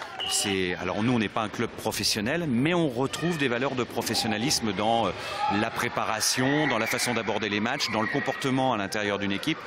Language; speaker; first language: French; native; French